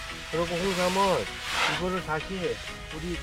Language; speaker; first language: Korean; native; Korean